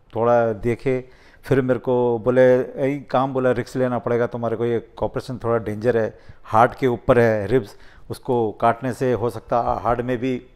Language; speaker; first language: Hindi; native; Hindi